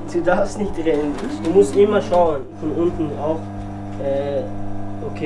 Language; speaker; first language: German; non-native, learner; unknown